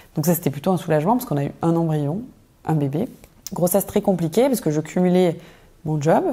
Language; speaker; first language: French; native; French